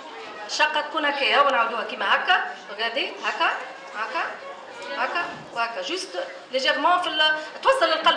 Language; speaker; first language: Arabic; native; Arabic